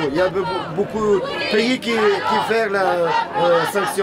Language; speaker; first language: French; non-native, learner; Ukrainian